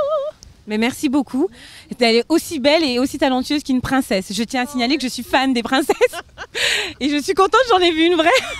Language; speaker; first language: French; native; French